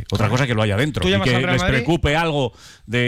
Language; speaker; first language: Spanish; native; Spanish